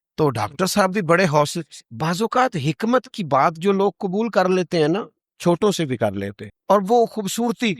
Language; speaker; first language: Urdu; non-native, local second language; Punjabi